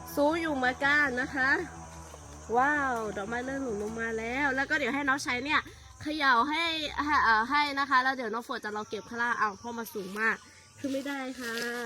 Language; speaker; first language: Thai; non-native, local second language; Lahu